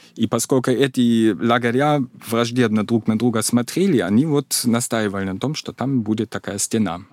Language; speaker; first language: Russian; non-native, fluent; German